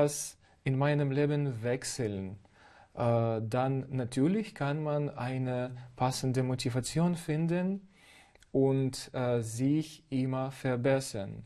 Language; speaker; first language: German; non-native, fluent; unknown